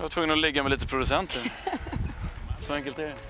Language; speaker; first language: Swedish; native; Swedish